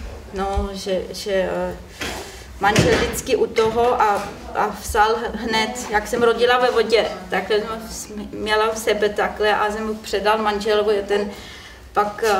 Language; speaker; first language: Czech; non-native, learner; German